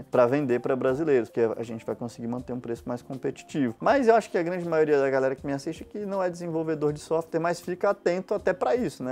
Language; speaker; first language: Portuguese; native; Portuguese